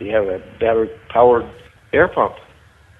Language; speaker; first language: English; native; English